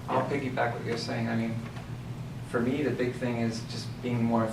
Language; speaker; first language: English; native; English